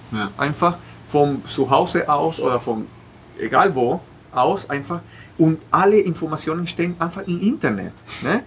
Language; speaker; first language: German; non-native, fluent; Spanish